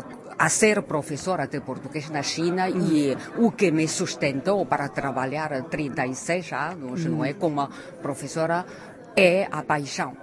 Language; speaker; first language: Portuguese; non-native, fluent; Chinese